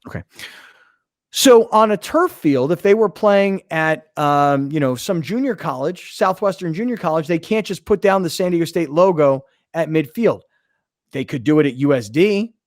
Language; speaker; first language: English; native; English